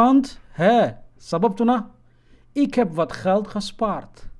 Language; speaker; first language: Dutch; non-native, fluent; Somali